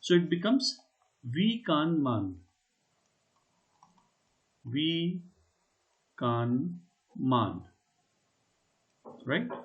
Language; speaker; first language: German; non-native, fluent; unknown